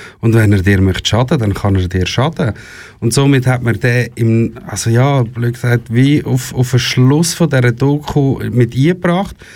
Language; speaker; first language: German; native; German